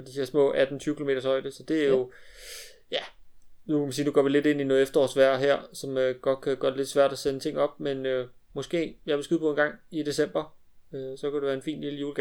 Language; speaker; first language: Danish; native; Danish